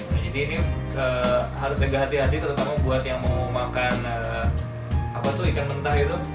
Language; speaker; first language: Indonesian; native; Indonesian